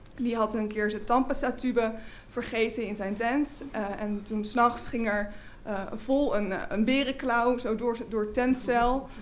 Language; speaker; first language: Dutch; native; Dutch